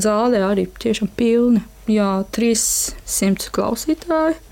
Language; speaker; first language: Latvian; non-native, learner; Japanese